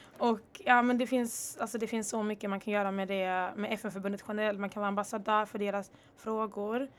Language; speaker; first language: Swedish; early bilingual, other home language; Kinyarwanda